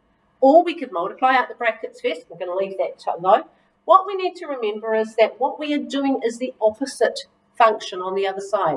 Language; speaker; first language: English; native; English